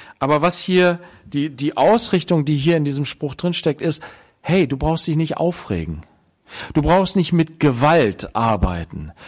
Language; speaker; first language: German; native; German